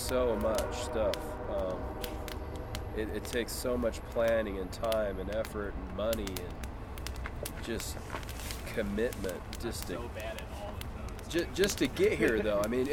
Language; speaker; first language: English; native; English